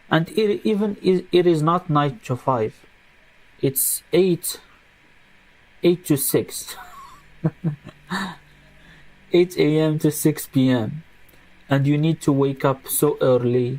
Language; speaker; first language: English; non-native, local second language; Arabic